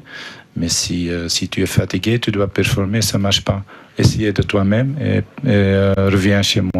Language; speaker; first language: French; non-native, fluent; Dutch